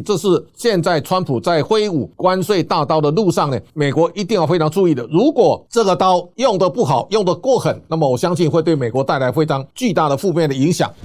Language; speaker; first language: Chinese; native; Chinese